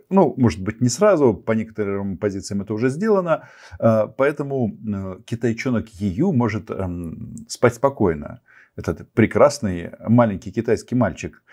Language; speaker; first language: Russian; non-native, local second language; Ukrainian